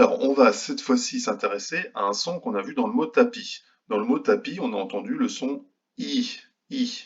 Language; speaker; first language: French; native; French